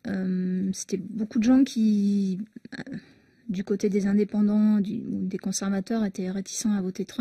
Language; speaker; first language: French; native; French